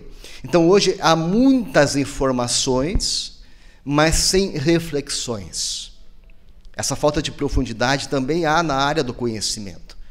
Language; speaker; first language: Portuguese; native; Portuguese